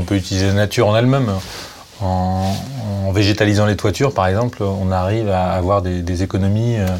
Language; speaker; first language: French; native; French